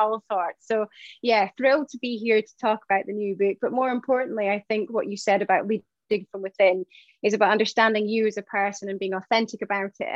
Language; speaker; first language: English; native; English